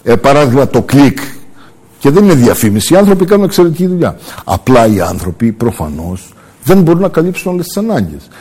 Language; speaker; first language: Greek; early bilingual, heritage; Greek